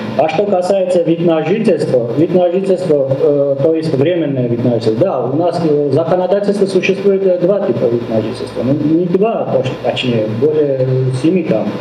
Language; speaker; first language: Russian; non-native, local second language; Armenian